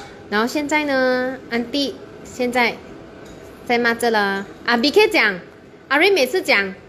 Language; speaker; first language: Chinese; native; Chinese